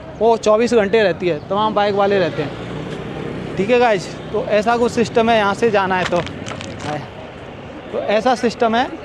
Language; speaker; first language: Hindi; native; Hindi